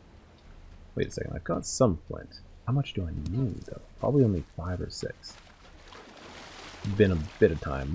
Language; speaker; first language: English; native; English